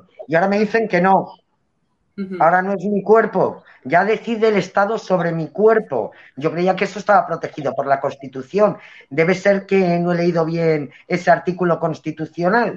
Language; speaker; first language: Spanish; native; Spanish